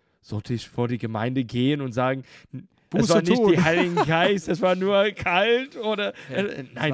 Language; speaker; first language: German; non-native, learner; English